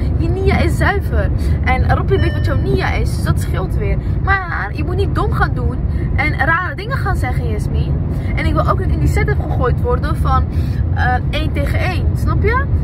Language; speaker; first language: Dutch; early bilingual, other home language; Arabic